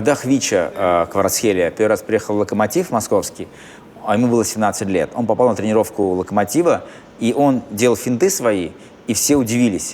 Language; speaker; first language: Russian; native; Russian